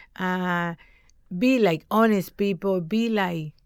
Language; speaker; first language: English; non-native, learner; Spanish